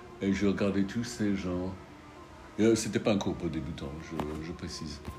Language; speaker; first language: French; non-native, fluent; English